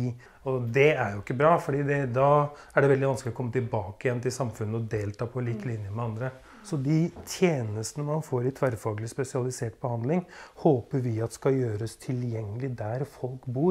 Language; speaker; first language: Norwegian; native; Norwegian